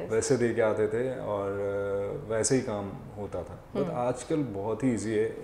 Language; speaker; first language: Hindi; non-native, local second language; Assamese